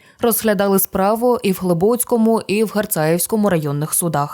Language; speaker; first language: Ukrainian; native; Ukrainian